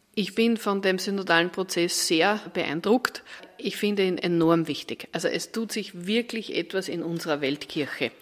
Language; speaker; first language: German; native; German